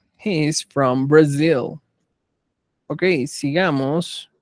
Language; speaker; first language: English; non-native, fluent; Spanish